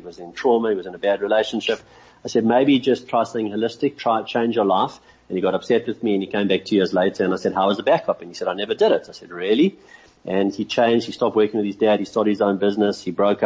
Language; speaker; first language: English; native; English